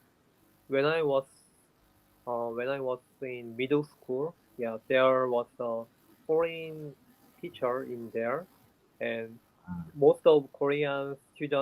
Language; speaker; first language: English; non-native, learner; Korean